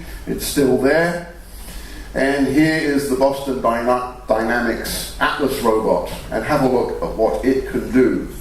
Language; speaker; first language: English; native; English